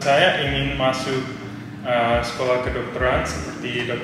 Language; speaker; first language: Indonesian; early bilingual, heritage; English